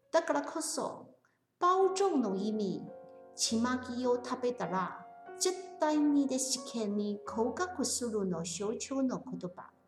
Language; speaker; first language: Japanese; non-native, learner; Chinese